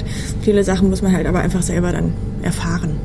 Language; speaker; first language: German; native; German